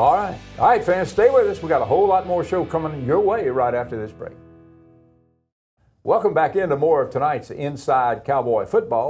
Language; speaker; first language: English; native; English